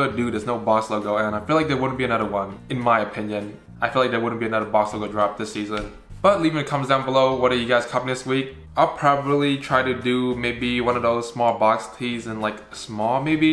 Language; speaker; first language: English; native; English